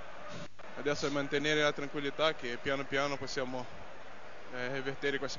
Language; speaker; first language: Italian; non-native, learner; Portuguese